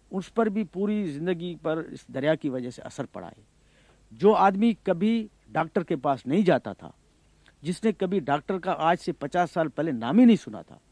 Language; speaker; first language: Urdu; non-native, local second language; Sindhi